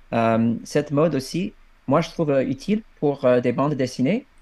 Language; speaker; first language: French; non-native, fluent; English